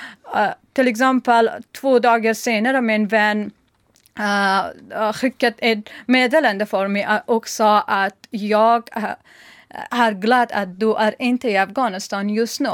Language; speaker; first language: Swedish; non-native, learner; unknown